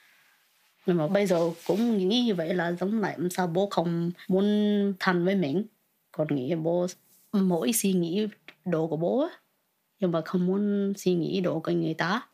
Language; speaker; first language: Vietnamese; early bilingual, heritage; Vietnamese